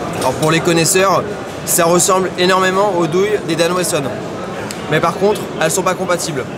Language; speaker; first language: French; native; French